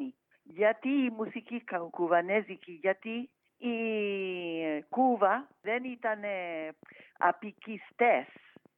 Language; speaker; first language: Greek; non-native, fluent; English